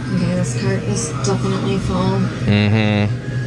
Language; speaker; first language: English; native; English